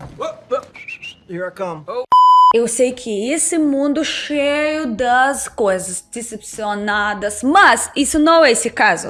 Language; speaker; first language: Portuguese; non-native, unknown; Russian